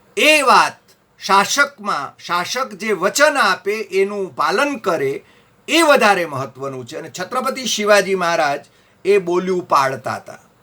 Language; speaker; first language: Gujarati; native; Gujarati